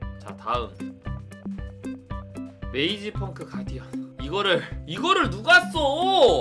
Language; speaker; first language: Korean; native; Korean